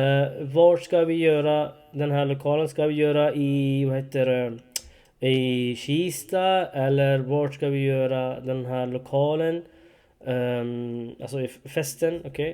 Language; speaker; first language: Swedish; non-native, learner; Urdu